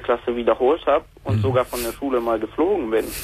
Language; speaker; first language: German; native; German